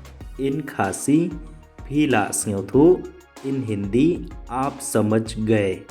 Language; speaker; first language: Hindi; non-native, local second language; Khasi